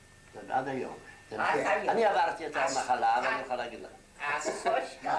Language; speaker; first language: Hebrew; non-native, fluent; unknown